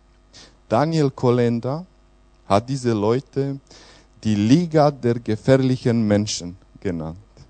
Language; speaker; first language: German; non-native, fluent; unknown